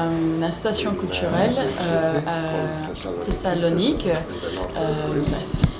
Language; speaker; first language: French; non-native, fluent; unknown